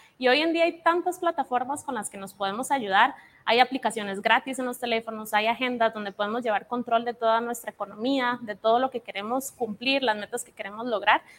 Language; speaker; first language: Spanish; native; Spanish